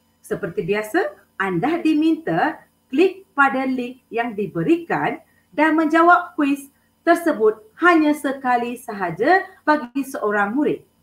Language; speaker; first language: Malay; non-native, local second language; Tamil